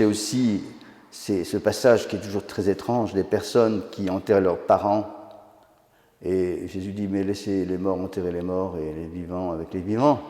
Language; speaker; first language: French; native; French